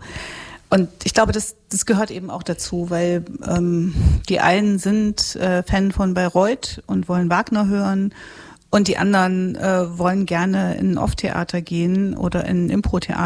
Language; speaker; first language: German; native; German